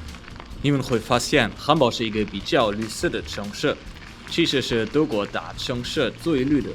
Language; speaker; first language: Chinese; non-native, fluent; German